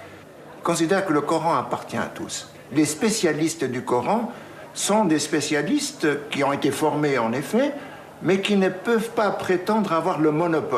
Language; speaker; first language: French; native; French